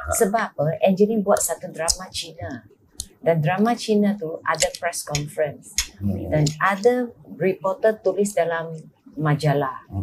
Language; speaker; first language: Malay; non-native, local second language; Chinese